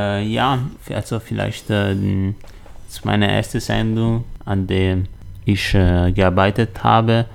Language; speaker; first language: German; non-native, learner; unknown